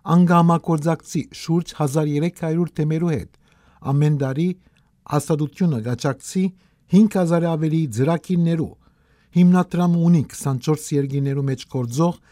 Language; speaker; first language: Armenian; early bilingual, heritage; Armenian